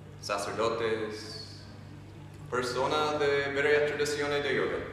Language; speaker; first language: Spanish; non-native, fluent; English